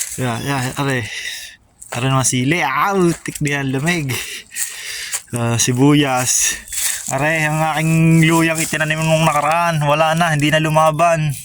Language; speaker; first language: Filipino; native; Filipino